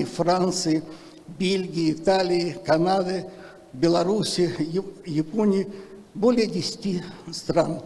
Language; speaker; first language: Russian; native; Russian